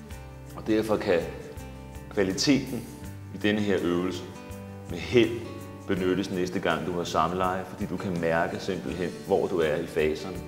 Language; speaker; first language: Danish; native; Danish